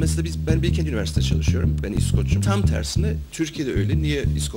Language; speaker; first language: Turkish; non-native, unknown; English